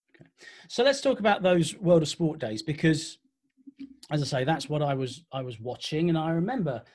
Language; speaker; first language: English; native; English